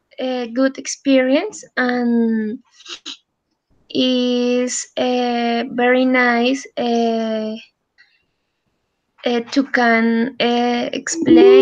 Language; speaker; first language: English; non-native, learner; Spanish